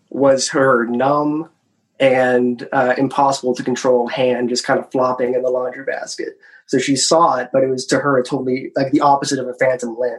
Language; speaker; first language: English; native; English